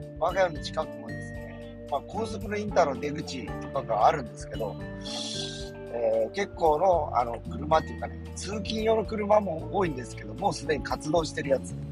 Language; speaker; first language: Japanese; native; Japanese